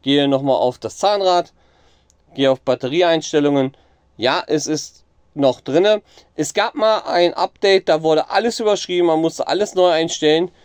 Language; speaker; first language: German; native; German